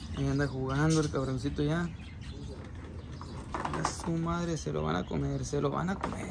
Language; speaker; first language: Spanish; early bilingual, heritage; Spanish